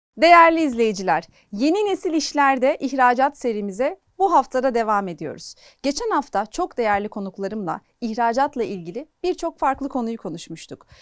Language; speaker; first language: Turkish; native; Turkish